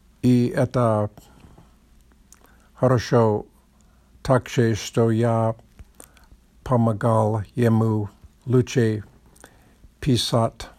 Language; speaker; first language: Russian; non-native, learner; English